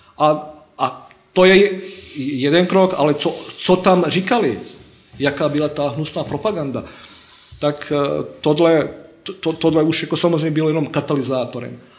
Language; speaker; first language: Czech; non-native, fluent; Bosnian